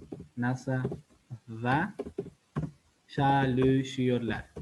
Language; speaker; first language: Turkish; non-native, learner; Spanish